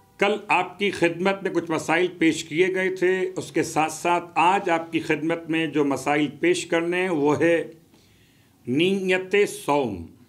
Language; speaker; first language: Urdu; native; Urdu